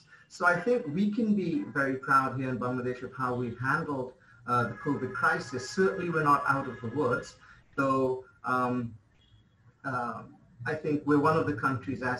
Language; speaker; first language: English; non-native, local second language; Bangla